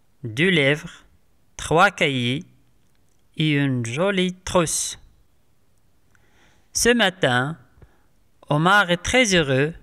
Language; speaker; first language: French; non-native, local second language; Arabic